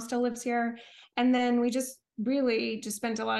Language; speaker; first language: English; native; English